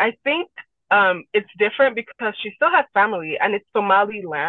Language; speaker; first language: English; non-native, local second language; Yoruba